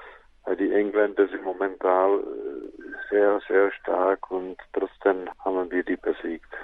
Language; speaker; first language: German; non-native, fluent; Czech